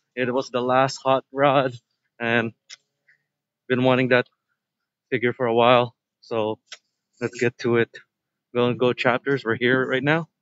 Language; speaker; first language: English; native; English